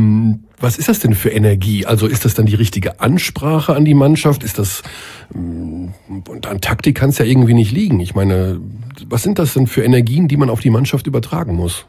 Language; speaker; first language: German; native; German